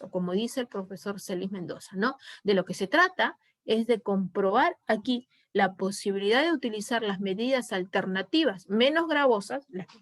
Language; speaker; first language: Spanish; native; Spanish